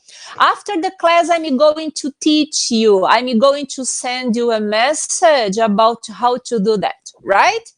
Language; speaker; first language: English; non-native, fluent; Portuguese